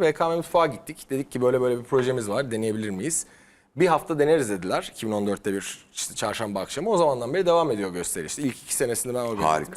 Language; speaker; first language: Turkish; native; Turkish